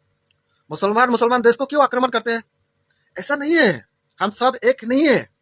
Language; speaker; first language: Hindi; non-native, local second language; Bangla